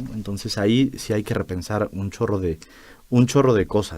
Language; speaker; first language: Spanish; native; Spanish